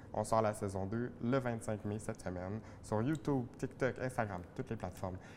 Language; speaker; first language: French; native; French